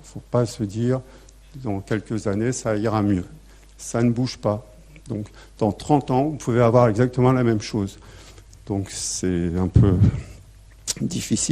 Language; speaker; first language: French; native; French